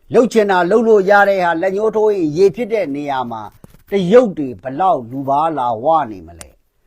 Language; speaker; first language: Burmese; non-native, local second language; Kachin